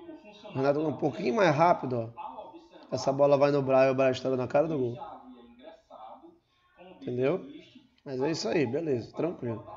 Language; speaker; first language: Portuguese; native; Portuguese